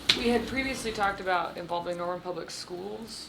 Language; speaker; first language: English; native; English